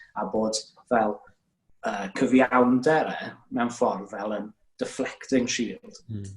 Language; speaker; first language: Welsh; native; Welsh